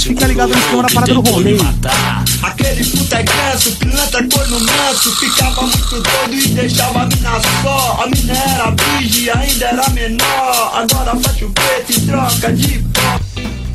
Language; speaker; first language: Portuguese; native; Portuguese